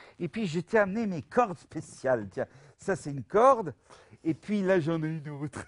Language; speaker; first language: French; native; French